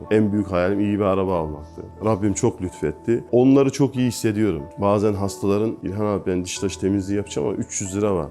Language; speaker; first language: Turkish; native; Turkish